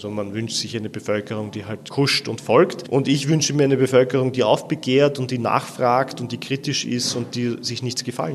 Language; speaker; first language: German; native; German